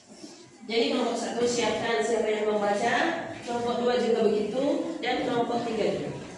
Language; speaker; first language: Indonesian; native; Indonesian